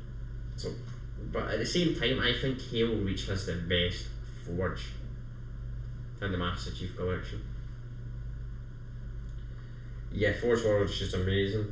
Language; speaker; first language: English; native; English